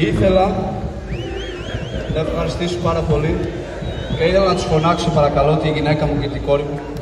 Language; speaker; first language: Greek; non-native, fluent; Portuguese